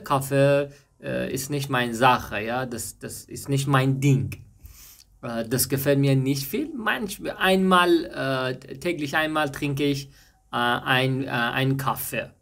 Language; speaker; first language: German; non-native, learner; Persian